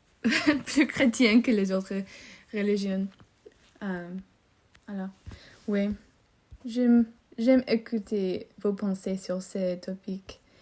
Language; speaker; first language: French; non-native, learner; English